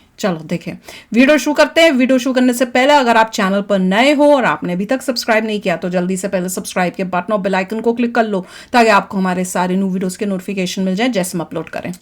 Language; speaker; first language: Hindi; non-native, fluent; English